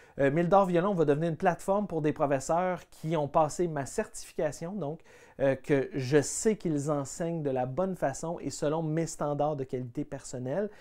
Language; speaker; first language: French; native; French